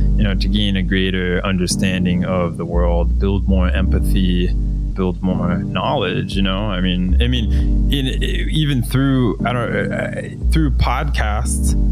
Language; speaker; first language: English; native; English